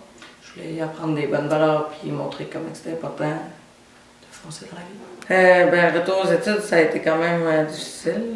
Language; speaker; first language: French; native; French